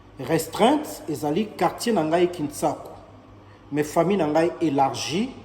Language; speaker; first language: Lingala; native; Lingala